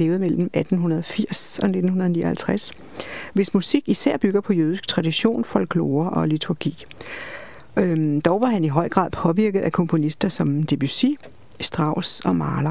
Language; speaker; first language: Danish; native; Danish